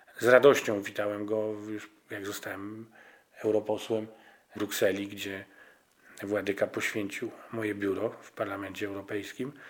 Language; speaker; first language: Polish; native; Polish